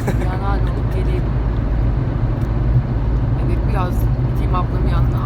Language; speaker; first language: Turkish; native; Turkish